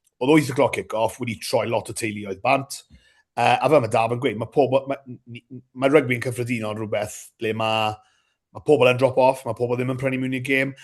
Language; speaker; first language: Welsh; native; Welsh